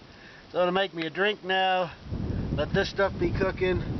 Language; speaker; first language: English; native; English